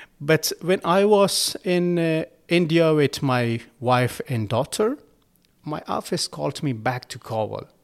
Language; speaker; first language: English; non-native, learner; Persian